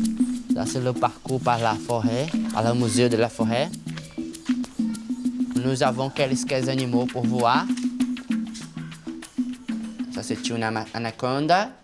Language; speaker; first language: French; non-native, learner; Portuguese